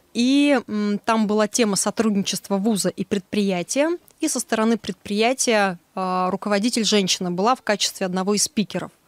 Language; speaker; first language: Russian; native; Russian